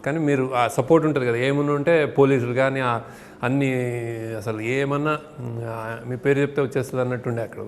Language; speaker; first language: Telugu; native; Telugu